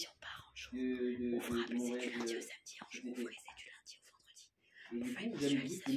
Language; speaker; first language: French; native; French